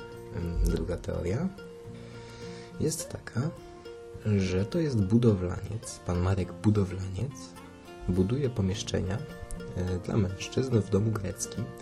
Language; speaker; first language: Polish; native; Polish